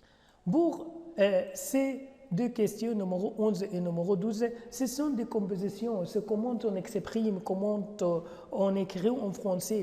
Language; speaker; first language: French; non-native, fluent; Arabic